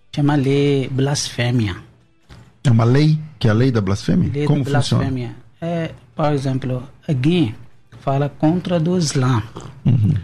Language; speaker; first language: Portuguese; non-native, learner; Urdu